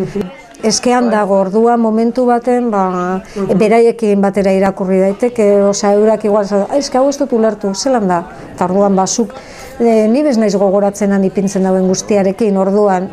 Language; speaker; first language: Basque; native; Basque